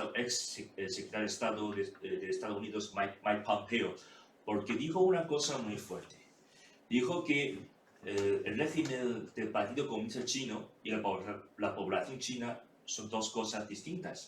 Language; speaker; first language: Spanish; non-native, fluent; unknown